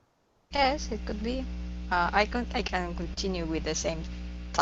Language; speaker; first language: English; non-native, fluent; Spanish